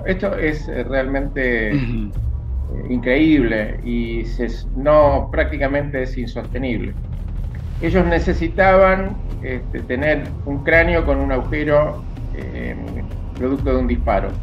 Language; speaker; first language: Spanish; native; Spanish